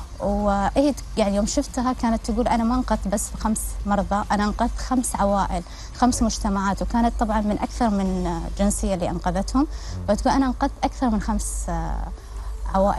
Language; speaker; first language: Arabic; native; Arabic